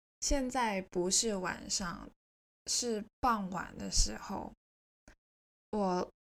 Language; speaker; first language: Chinese; non-native, local second language; Cantonese